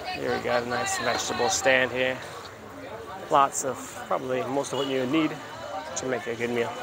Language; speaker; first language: English; native; English